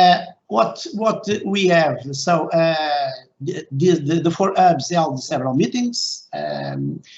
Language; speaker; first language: English; non-native, fluent; Portuguese